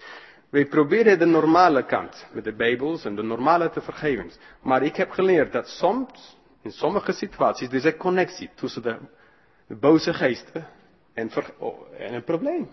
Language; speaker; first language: Dutch; non-native, fluent; English